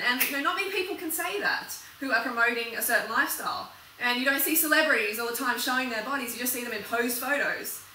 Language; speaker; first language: English; native; English